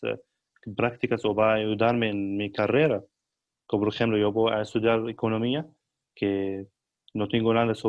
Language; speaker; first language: Spanish; non-native, learner; Arabic